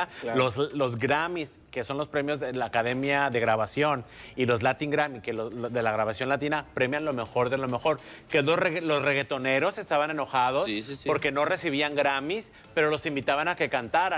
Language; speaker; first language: Spanish; native; Spanish